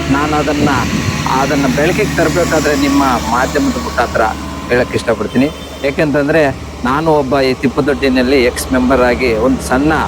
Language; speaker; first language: Kannada; native; Kannada